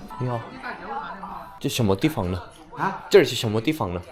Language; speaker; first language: Chinese; non-native, fluent; Korean